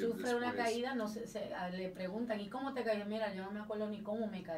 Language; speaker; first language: Spanish; native; Spanish